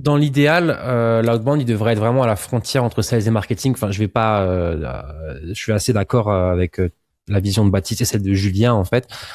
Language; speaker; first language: French; native; French